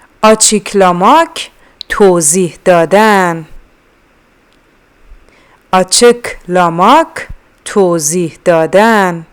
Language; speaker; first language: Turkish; non-native, fluent; Persian